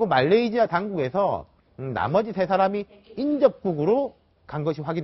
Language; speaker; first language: Korean; native; Korean